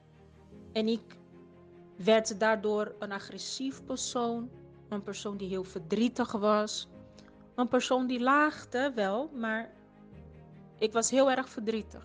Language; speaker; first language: Dutch; early bilingual, other home language; Portuguese